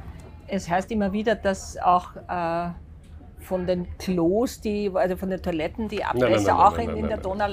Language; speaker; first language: German; native; German